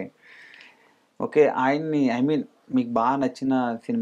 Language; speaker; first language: Telugu; native; Telugu